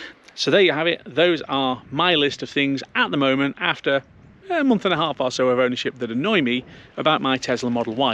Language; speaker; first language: English; native; English